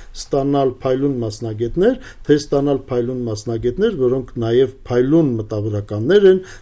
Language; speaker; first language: Armenian; native; Armenian